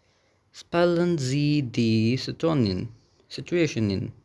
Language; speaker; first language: German; non-native, learner; Hindi